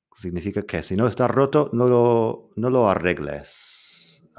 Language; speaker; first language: Spanish; non-native, fluent; English